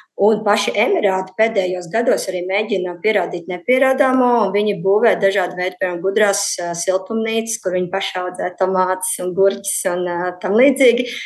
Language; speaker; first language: Latvian; native; Latvian